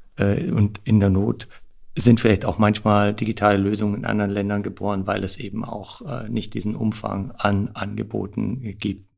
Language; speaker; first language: German; native; German